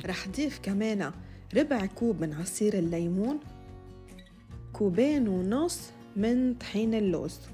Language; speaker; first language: Arabic; native; Arabic